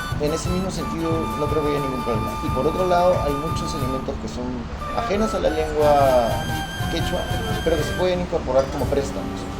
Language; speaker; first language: Spanish; native; Spanish